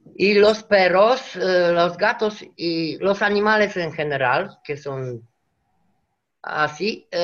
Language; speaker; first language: Spanish; non-native, fluent; Romanian